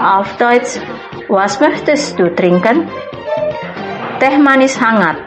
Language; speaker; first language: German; non-native, fluent; Indonesian